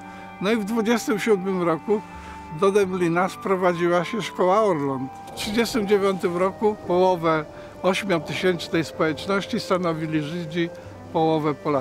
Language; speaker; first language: Polish; native; Polish